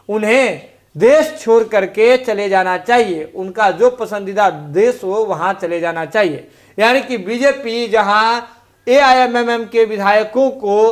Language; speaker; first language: Hindi; native; Hindi